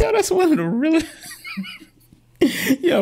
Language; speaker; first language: English; native; English